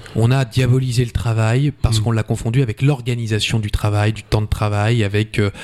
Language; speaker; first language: French; native; French